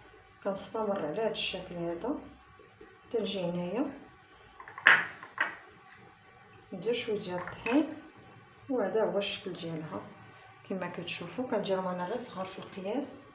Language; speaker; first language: Arabic; native; Arabic